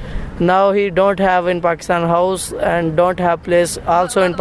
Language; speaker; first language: English; non-native, learner; Punjabi